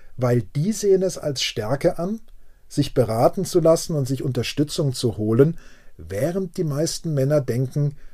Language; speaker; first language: German; native; German